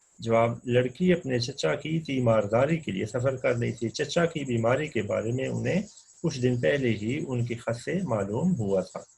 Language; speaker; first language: Urdu; non-native, local second language; Punjabi